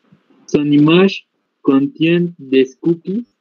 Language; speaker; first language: French; non-native, learner; Spanish